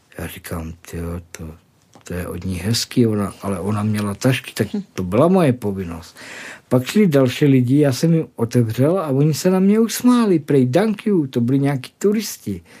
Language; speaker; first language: Czech; native; Czech